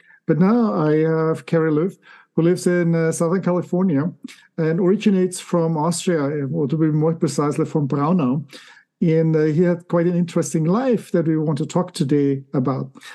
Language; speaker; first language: English; non-native, fluent; German